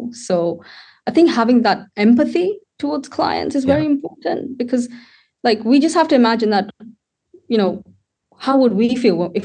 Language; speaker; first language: English; non-native, local second language; Tamil